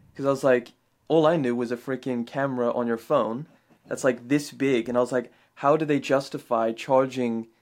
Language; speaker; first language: English; native; English